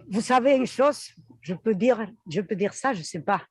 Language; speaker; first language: French; non-native, fluent; Spanish